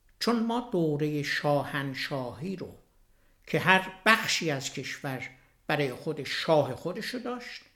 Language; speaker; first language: Persian; native; Persian